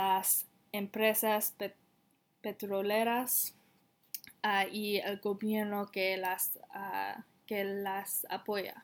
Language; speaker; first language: Spanish; non-native, learner; English